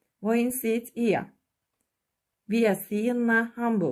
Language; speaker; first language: German; non-native, fluent; Turkish